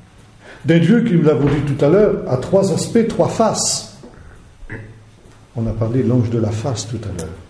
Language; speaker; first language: French; native; French